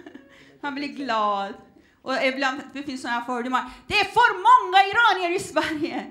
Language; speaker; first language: Swedish; non-native, fluent; Persian